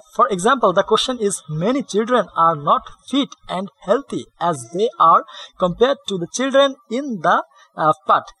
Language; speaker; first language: English; non-native, learner; Bangla